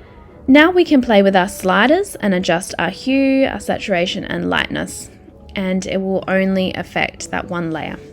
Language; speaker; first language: English; native; English